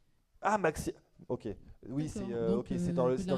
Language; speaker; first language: French; native; French